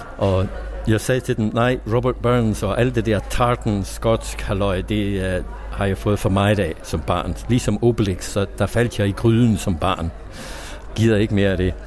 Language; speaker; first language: Danish; non-native, fluent; English